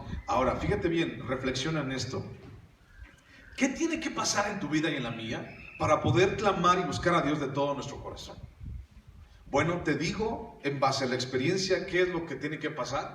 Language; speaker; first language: Spanish; native; Spanish